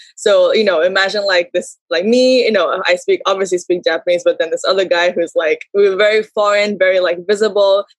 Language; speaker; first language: English; early bilingual, heritage; Japanese